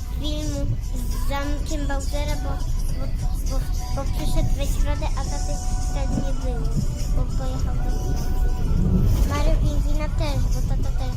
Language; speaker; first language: Polish; native; Polish